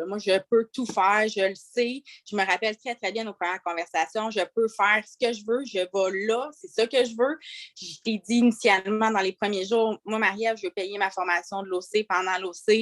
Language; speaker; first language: French; native; French